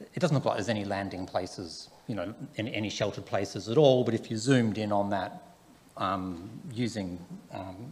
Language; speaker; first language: English; native; English